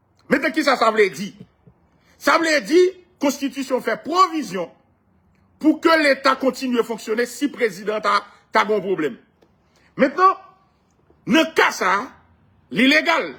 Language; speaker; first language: French; non-native, local second language; Haitian Creole